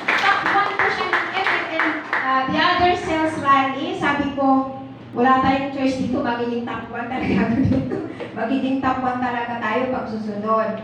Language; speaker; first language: Filipino; non-native, local second language; Cebuano